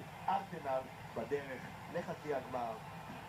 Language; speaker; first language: Hebrew; native; Hebrew